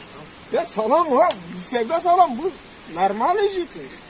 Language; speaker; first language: Russian; non-native, learner; Kyrgyz